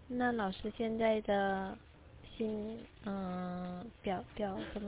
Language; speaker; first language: Chinese; non-native, learner; Korean